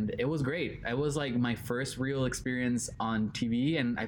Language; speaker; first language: English; non-native, fluent; Spanish